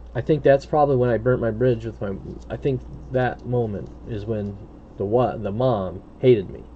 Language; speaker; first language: English; native; English